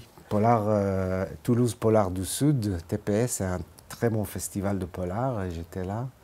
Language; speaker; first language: French; non-native, fluent; Hebrew